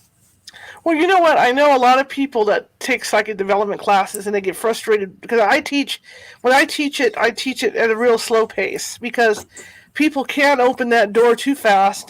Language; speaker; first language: English; native; English